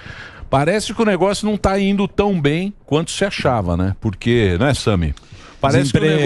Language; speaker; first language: Portuguese; native; Portuguese